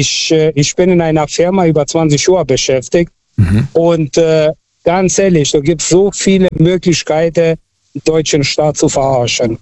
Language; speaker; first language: German; non-native, local second language; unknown